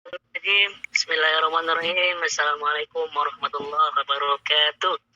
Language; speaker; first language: Indonesian; native; Indonesian